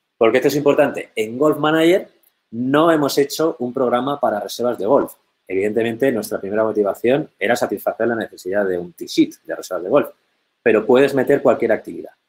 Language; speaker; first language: Spanish; native; Spanish